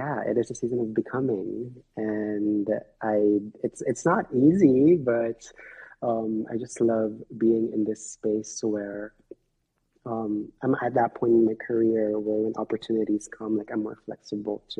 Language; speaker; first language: English; non-native, local second language; Filipino